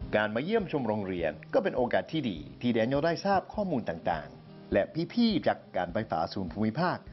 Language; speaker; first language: Thai; non-native, fluent; English